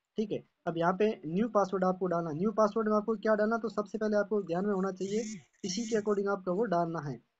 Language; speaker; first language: Hindi; native; Hindi